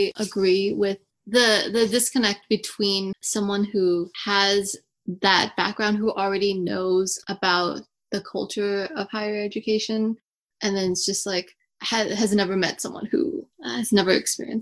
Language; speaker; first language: English; early bilingual, other home language; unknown